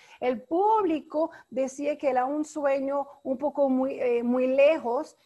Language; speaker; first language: Spanish; non-native, fluent; French